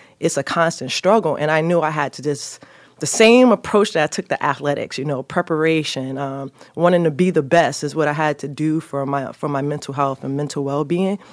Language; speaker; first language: English; native; English